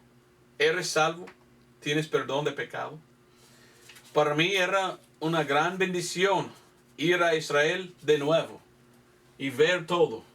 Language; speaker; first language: Spanish; non-native, fluent; English